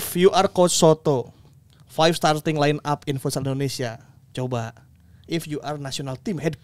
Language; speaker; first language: English; non-native, learner; Indonesian